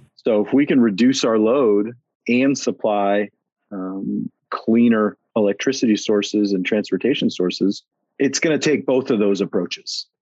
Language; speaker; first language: English; native; English